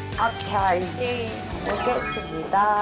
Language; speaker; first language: Korean; non-native, fluent; Portuguese